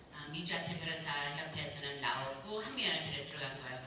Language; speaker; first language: Korean; early bilingual, other home language; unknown